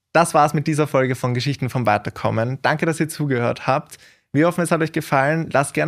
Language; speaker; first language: German; native; German